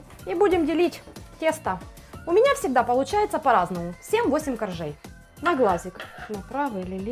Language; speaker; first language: Russian; native; Russian